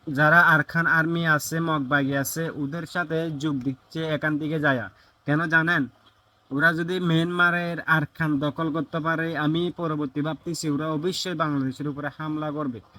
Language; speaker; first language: Bangla; native; Bangla